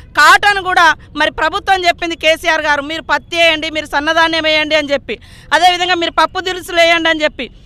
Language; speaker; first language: Telugu; native; Telugu